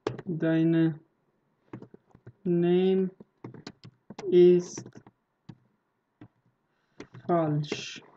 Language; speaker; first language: German; non-native, learner; Persian